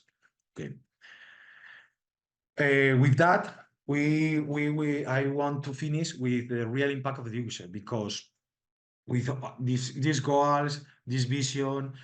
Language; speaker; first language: English; non-native, learner; Spanish